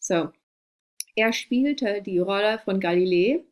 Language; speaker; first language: German; non-native, fluent; English